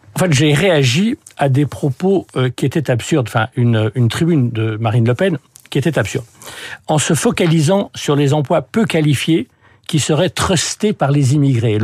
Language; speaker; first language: French; early bilingual, other home language; English